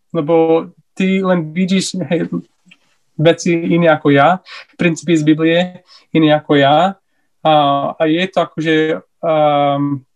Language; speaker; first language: Slovak; non-native, learner; English